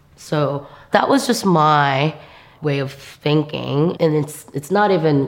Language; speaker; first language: English; non-native, fluent; Korean